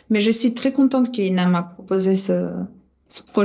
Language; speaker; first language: French; non-native, fluent; Russian